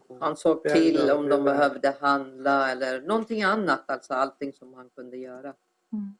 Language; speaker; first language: Swedish; non-native, fluent; Persian